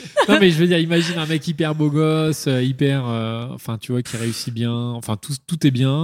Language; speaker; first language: French; native; French